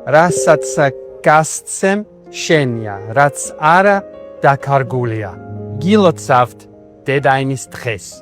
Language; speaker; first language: Georgian; non-native, learner; English